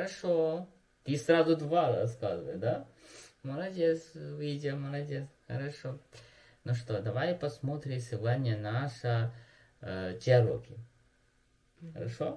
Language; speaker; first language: Russian; non-native, learner; Chinese